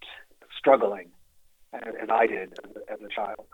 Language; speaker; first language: English; native; English